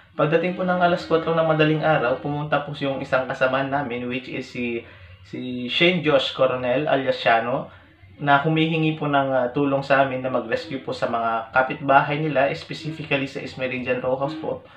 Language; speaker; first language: Filipino; non-native, local second language; Iloko